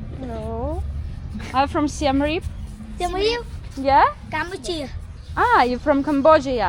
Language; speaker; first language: English; non-native, learner; Ukrainian